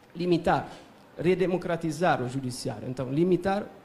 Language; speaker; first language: Portuguese; non-native, fluent; Italian